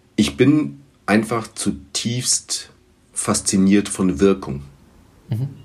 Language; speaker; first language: German; early bilingual, other home language; Bulgarian